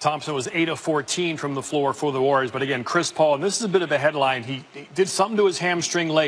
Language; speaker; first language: English; native; English